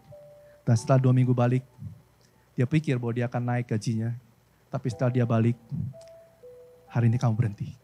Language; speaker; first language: Indonesian; native; Indonesian